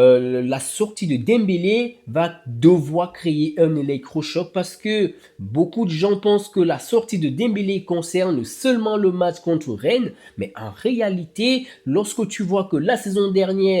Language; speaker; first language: French; native; French